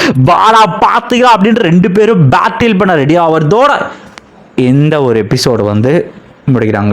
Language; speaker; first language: Tamil; native; Tamil